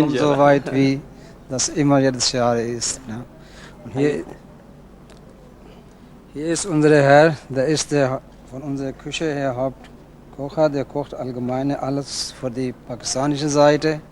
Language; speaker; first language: German; non-native, fluent; Urdu